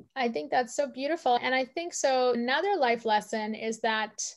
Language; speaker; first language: English; native; English